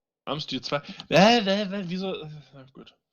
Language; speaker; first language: German; native; German